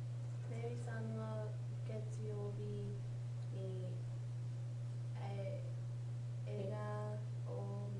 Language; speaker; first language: Japanese; non-native, learner; English